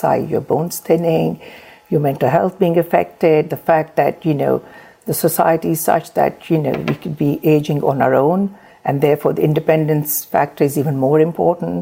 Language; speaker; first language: English; non-native, local second language; Urdu